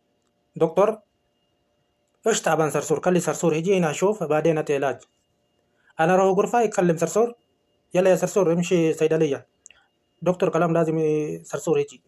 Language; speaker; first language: Arabic; non-native, learner; Oromo